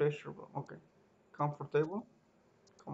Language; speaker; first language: English; non-native, learner; Spanish